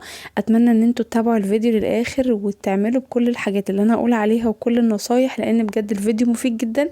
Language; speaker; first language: Arabic; native; Arabic